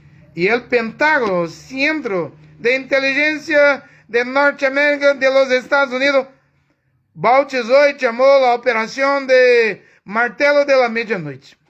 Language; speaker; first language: Spanish; non-native, learner; Portuguese